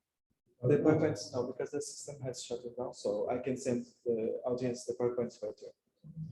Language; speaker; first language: English; non-native, fluent; Portuguese